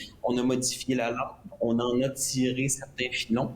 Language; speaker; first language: French; native; French